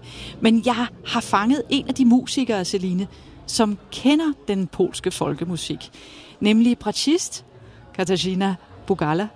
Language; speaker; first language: Danish; native; Danish